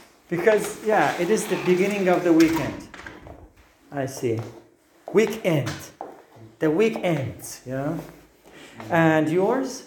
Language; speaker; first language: English; non-native, fluent; Turkish